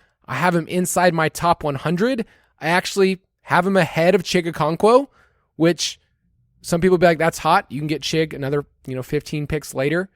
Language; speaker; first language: English; native; English